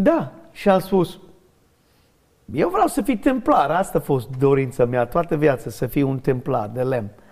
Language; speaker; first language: Romanian; non-native, learner; English